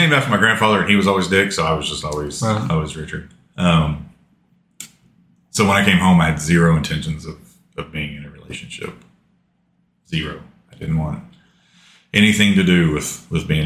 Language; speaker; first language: English; native; English